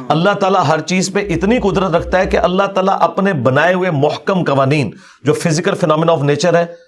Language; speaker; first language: Urdu; non-native, local second language; Punjabi